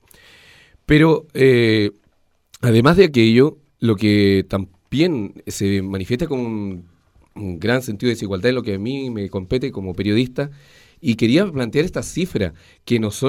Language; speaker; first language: Spanish; native; Spanish